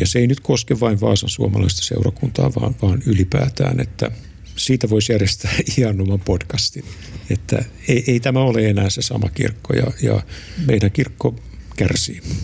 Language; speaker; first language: Finnish; native; Finnish